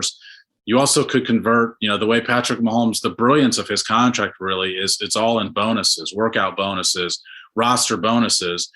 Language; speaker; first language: English; native; English